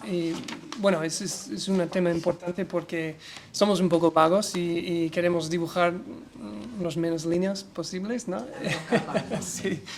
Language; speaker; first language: Spanish; non-native, learner; English